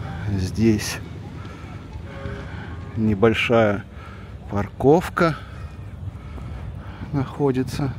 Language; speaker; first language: Russian; native; Russian